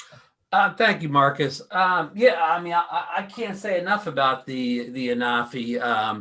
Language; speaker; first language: English; native; English